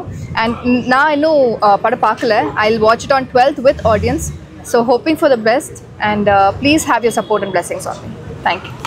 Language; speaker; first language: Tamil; non-native, learner; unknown